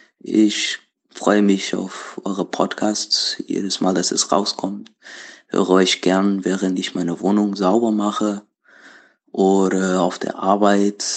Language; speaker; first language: German; non-native, learner; Portuguese